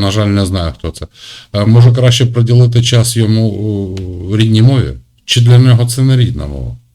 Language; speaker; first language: Ukrainian; non-native, local second language; Russian